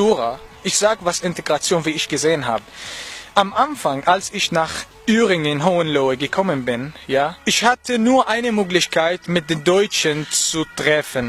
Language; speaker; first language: German; non-native, learner; Arabic